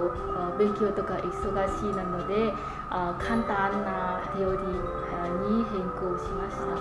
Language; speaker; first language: Japanese; non-native, learner; Vietnamese